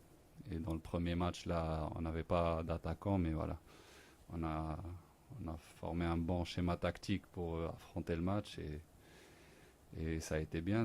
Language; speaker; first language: French; non-native, local second language; Arabic